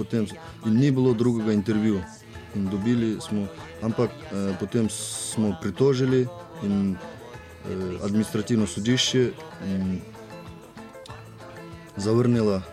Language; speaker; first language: Slovenian; non-native, learner; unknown